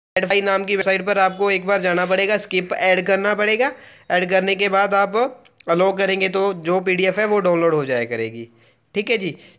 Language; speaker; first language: Hindi; non-native, local second language; Punjabi